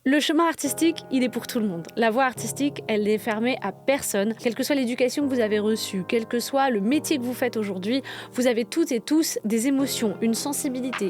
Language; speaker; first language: French; native; French